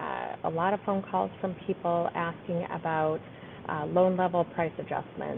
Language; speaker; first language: English; native; English